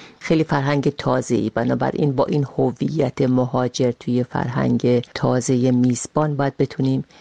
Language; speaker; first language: Persian; native; Persian